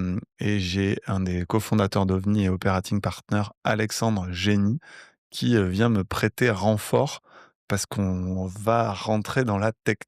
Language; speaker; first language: French; native; French